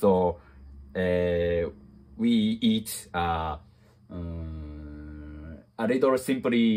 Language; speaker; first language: English; non-native, learner; Japanese